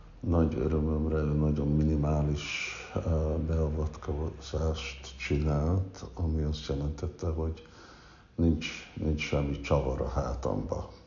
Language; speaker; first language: Hungarian; early bilingual, heritage; Hungarian